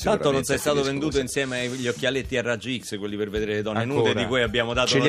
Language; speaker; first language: Italian; native; Italian